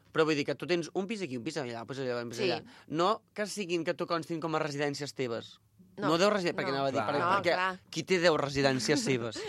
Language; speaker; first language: Catalan; native; Catalan